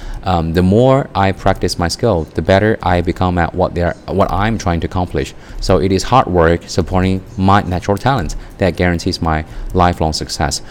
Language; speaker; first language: English; non-native, fluent; Chinese